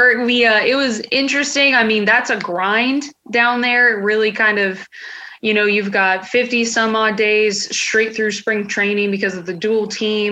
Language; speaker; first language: English; native; English